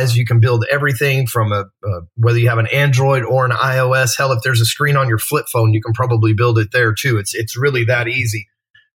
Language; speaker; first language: English; native; English